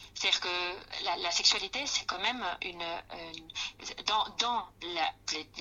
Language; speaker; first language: French; non-native, fluent; Spanish